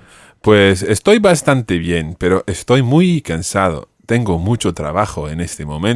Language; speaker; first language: Spanish; non-native, fluent; English